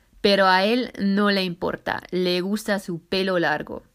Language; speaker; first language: Spanish; non-native, fluent; German